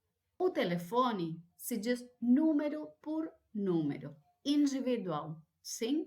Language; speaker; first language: Portuguese; non-native, fluent; Spanish